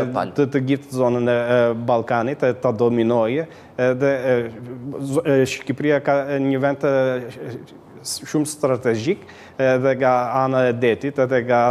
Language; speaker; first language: Albanian; early bilingual, heritage; Albanian